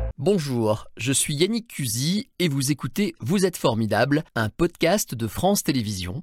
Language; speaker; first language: French; native; French